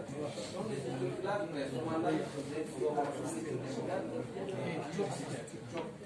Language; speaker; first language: Turkish; non-native, fluent; Somali